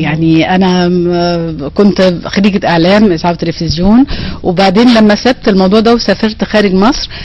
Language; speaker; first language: Arabic; native; Arabic